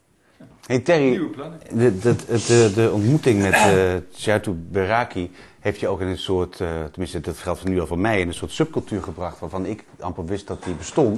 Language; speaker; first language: Dutch; native; Dutch